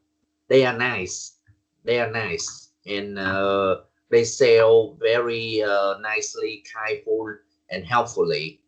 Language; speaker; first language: English; non-native, learner; Vietnamese